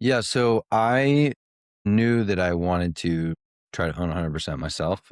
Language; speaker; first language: English; native; English